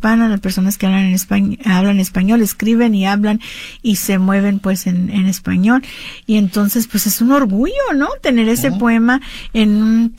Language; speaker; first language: Spanish; early bilingual, heritage; Spanish